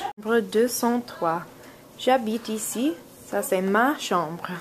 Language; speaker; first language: French; non-native, learner; English